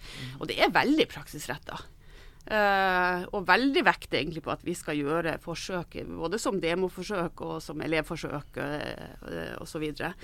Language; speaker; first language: Norwegian; native; Norwegian